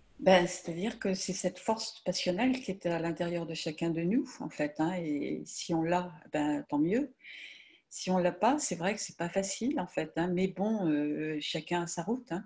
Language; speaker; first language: French; native; French